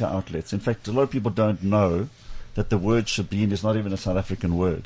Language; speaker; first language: English; native; English